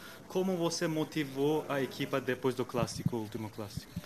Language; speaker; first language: Portuguese; non-native, fluent; Turkish